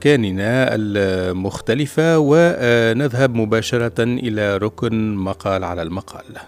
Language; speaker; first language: Arabic; native; Arabic